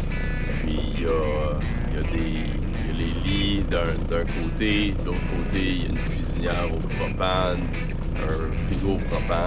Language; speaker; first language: French; native; French